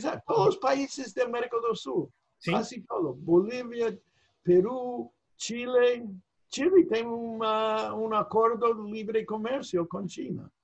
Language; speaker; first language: Portuguese; non-native, fluent; English